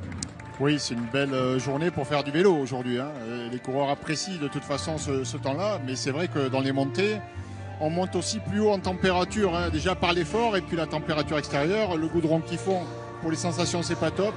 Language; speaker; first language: French; native; French